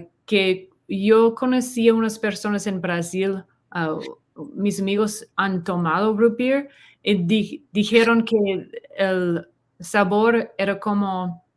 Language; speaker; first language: Spanish; non-native, learner; English